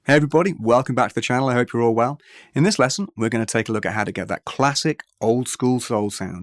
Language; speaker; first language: English; native; English